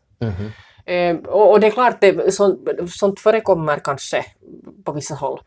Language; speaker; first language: Swedish; native; Swedish